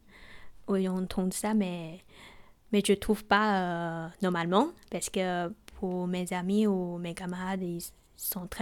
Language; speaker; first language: French; non-native, fluent; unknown